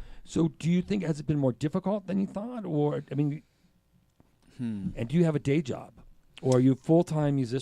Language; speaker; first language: English; native; English